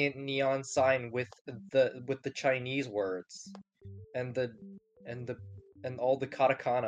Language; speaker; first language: English; non-native, local second language; Cantonese